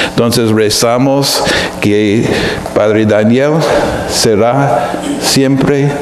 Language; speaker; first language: Spanish; non-native, fluent; English